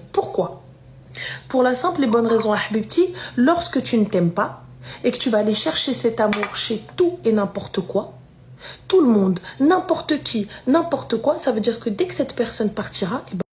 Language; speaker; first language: French; native; French